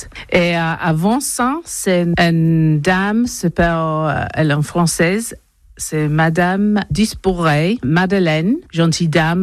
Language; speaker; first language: French; non-native, learner; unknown